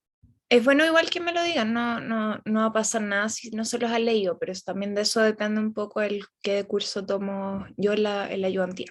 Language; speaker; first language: Spanish; native; Spanish